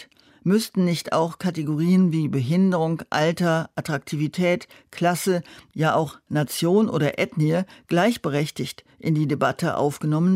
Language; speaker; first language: German; native; German